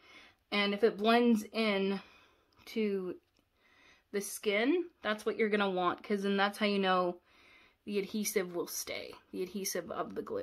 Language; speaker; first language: English; native; English